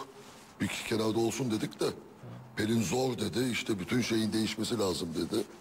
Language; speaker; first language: Turkish; native; Turkish